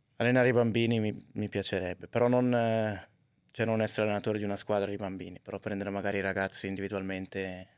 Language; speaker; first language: Italian; native; Italian